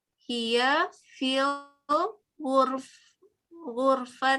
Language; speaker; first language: Arabic; non-native, learner; Indonesian